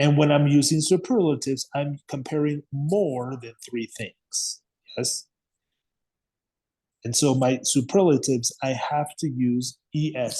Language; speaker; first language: English; non-native, fluent; Spanish